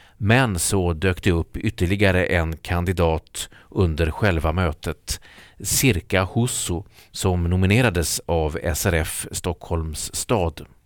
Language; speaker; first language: Swedish; native; Swedish